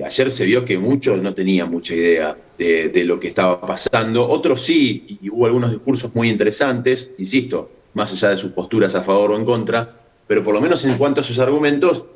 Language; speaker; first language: Spanish; native; Spanish